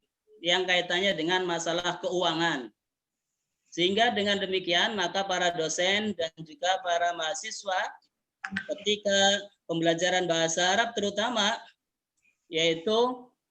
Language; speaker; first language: Indonesian; native; Indonesian